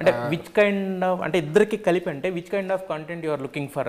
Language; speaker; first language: Telugu; native; Telugu